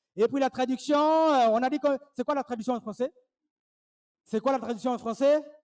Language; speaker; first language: French; non-native, fluent; Swahili